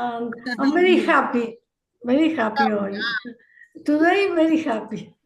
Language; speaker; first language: English; non-native, learner; Spanish